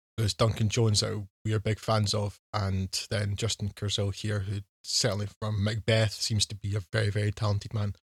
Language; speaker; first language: English; native; English